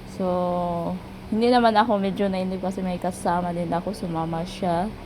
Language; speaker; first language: Filipino; non-native, local second language; Cebuano